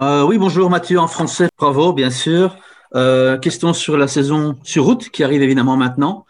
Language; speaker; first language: French; native; French